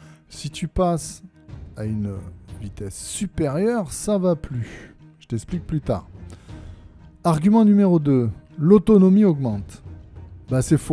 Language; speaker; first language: French; native; French